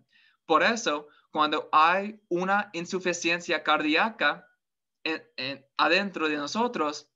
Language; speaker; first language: Spanish; non-native, fluent; English